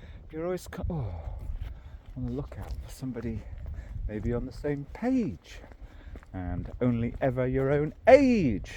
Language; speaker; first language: English; native; English